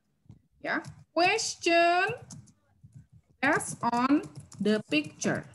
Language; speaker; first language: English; non-native, fluent; Indonesian